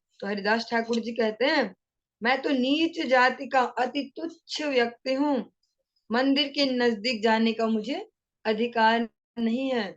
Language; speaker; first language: Hindi; non-native, local second language; Bangla